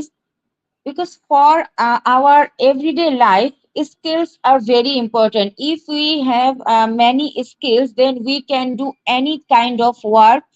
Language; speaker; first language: English; non-native, learner; Bangla